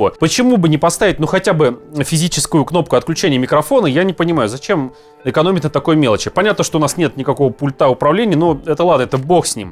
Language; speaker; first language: Russian; native; Russian